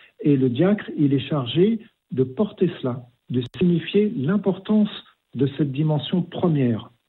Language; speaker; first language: French; native; French